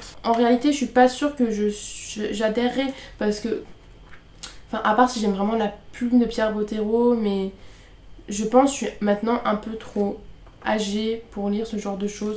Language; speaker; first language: French; native; French